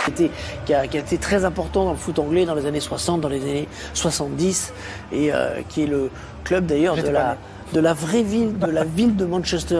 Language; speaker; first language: French; native; French